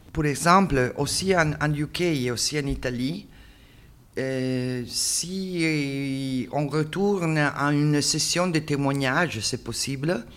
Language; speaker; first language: French; non-native, learner; Italian